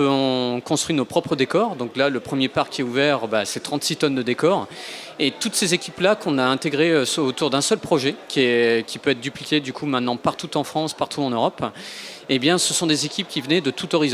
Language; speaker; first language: French; native; French